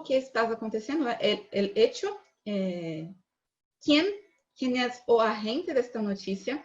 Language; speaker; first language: Spanish; non-native, learner; Portuguese